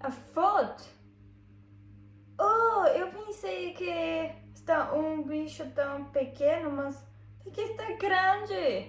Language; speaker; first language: Portuguese; non-native, learner; German